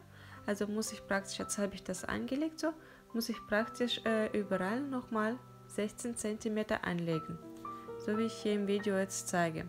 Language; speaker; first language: German; non-native, fluent; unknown